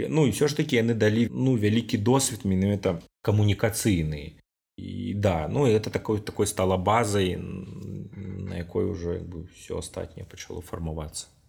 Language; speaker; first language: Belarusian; non-native, local second language; Russian